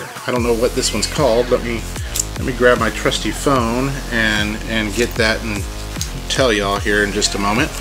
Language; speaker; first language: English; native; English